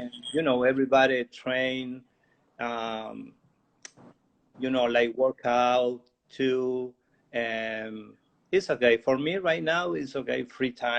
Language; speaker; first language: English; non-native, learner; Spanish